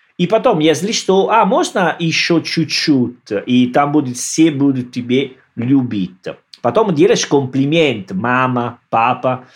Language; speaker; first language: Russian; non-native, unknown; Italian